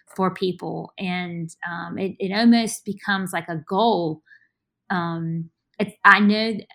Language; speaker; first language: English; native; English